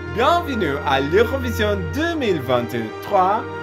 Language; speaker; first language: French; non-native, learner; Portuguese